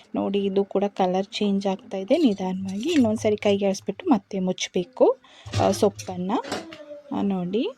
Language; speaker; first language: Kannada; non-native, local second language; Kodava